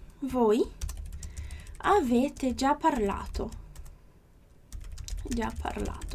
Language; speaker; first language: Italian; non-native, fluent; Portuguese